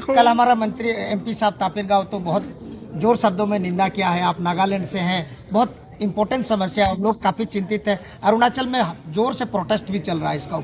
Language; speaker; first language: Hindi; non-native, local second language; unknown